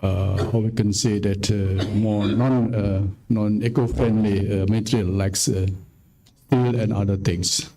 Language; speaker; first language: English; non-native, fluent; Indonesian